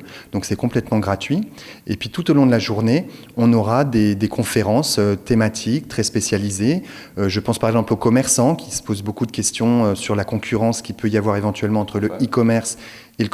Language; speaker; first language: French; native; French